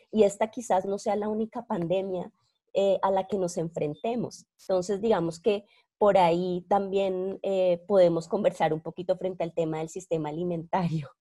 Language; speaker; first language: Spanish; native; Spanish